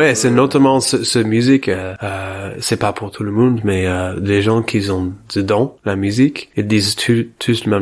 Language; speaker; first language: French; non-native, learner; English